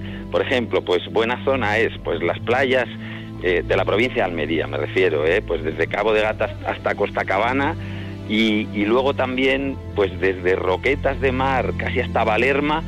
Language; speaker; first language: Spanish; native; Spanish